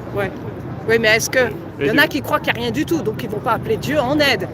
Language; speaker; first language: French; native; French